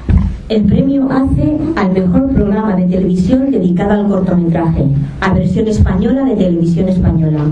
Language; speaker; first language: Spanish; native; Spanish